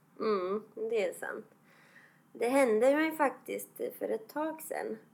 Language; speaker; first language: Swedish; non-native, fluent; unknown